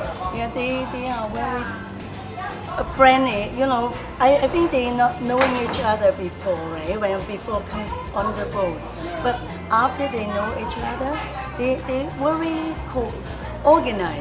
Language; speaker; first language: English; non-native, fluent; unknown